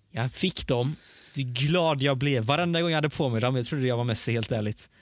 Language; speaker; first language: Swedish; early bilingual, other home language; Persian